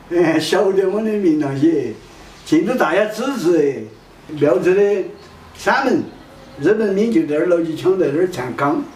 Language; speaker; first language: Chinese; non-native, local second language; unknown